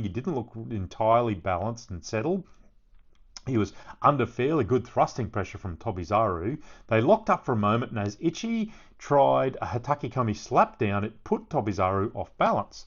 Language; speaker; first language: English; native; English